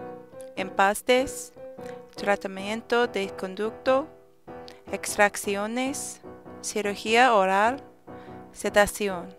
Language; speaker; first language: Spanish; non-native, learner; English